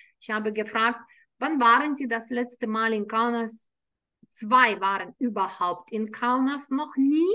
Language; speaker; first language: German; non-native, fluent; Lithuanian